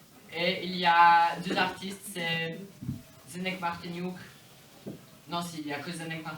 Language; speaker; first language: French; non-native, fluent; Polish